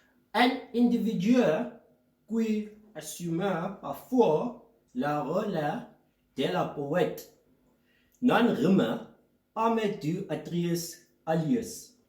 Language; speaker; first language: French; non-native, learner; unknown